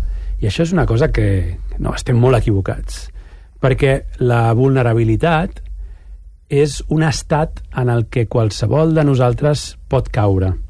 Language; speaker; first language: Catalan; native; Catalan